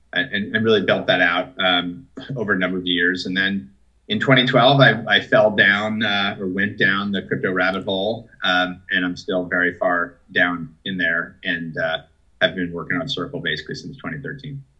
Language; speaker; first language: English; native; English